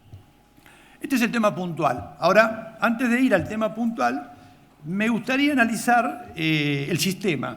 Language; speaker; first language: Spanish; native; Spanish